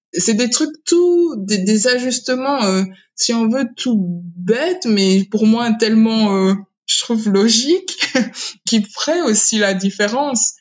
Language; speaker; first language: French; early bilingual, other home language; Kinyarwanda